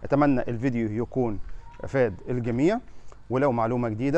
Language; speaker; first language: Arabic; native; Arabic